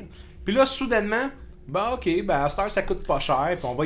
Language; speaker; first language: French; native; French